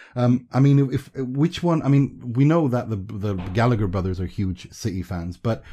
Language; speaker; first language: English; early bilingual, other home language; Persian